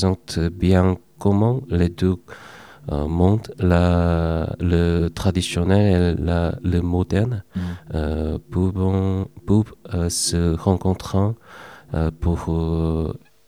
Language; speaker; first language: French; non-native, learner; Korean